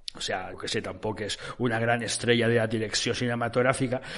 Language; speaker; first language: Spanish; non-native, local second language; Catalan